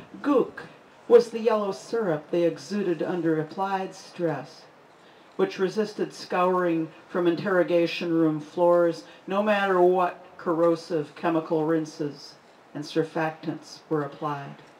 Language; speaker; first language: English; native; English